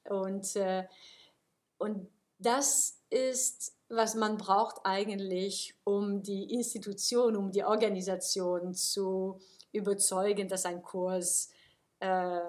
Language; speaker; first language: German; non-native, fluent; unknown